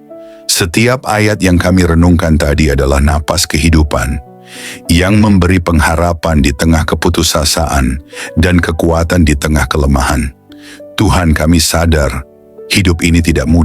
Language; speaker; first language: Indonesian; native; Indonesian